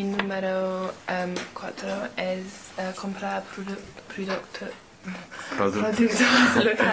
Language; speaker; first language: Spanish; non-native, learner; English